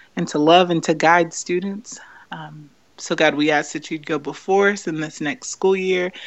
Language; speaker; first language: English; native; English